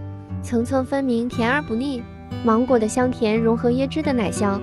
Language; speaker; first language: Chinese; native; Chinese